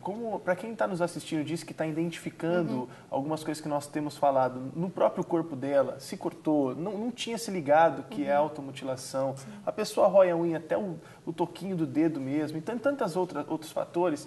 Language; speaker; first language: Portuguese; native; Portuguese